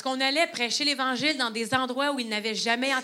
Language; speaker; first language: French; native; French